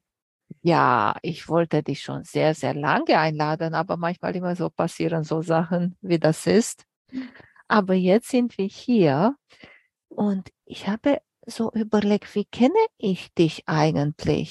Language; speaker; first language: German; non-native, fluent; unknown